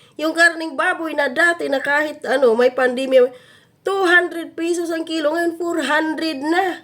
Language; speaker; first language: Filipino; non-native, local second language; Cebuano